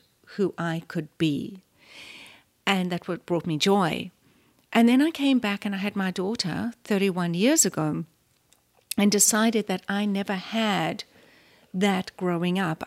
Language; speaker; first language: English; native; English